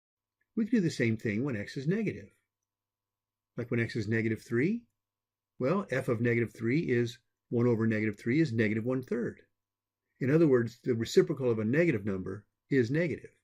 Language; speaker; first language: English; native; English